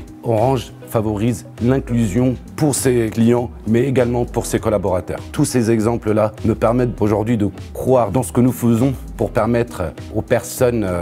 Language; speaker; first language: French; native; French